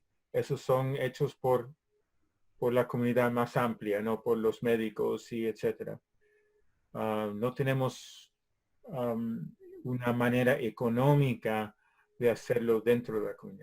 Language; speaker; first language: Spanish; non-native, fluent; English